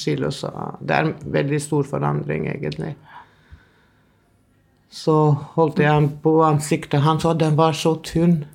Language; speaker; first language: Norwegian; non-native, fluent; Albanian